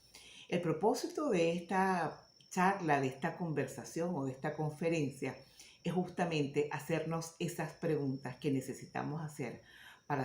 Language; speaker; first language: Spanish; native; Spanish